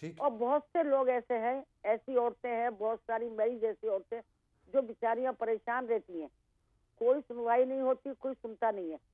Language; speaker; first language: Urdu; native; Urdu